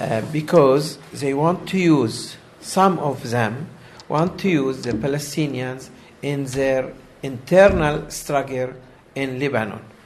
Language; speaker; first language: English; non-native, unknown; Arabic